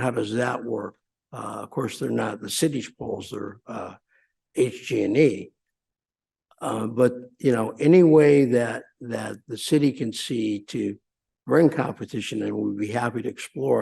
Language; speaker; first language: English; native; English